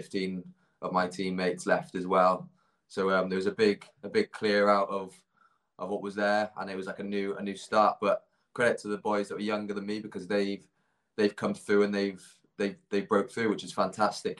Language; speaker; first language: English; native; English